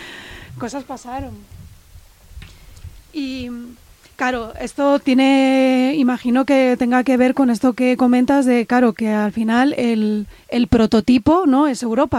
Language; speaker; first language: Spanish; native; Spanish